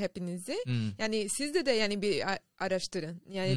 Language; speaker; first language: Turkish; non-native, learner; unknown